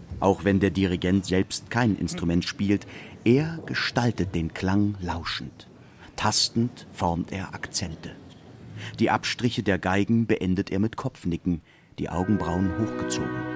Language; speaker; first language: German; native; German